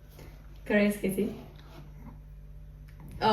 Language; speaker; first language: Spanish; non-native, fluent; English